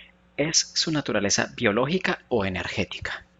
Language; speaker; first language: Spanish; native; Spanish